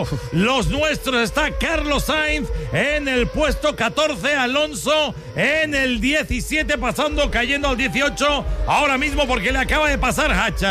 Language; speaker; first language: Spanish; native; Spanish